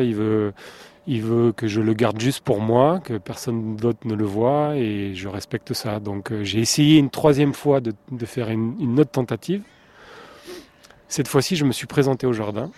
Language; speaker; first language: French; native; French